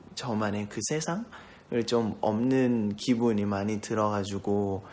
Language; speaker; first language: Korean; non-native, fluent; Thai